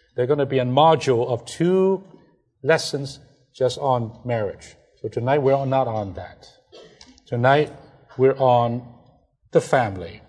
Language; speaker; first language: English; non-native, fluent; Chinese